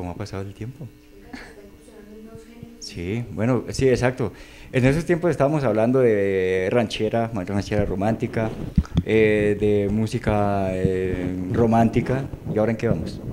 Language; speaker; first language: Spanish; native; Spanish